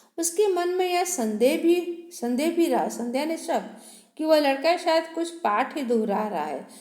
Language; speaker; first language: Hindi; native; Hindi